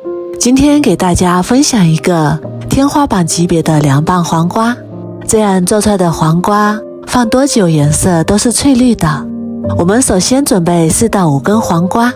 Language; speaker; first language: Chinese; native; Chinese